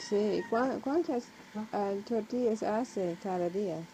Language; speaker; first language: Spanish; non-native, learner; English